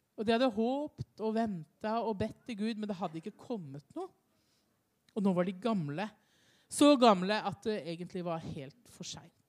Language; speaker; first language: Norwegian; native; Norwegian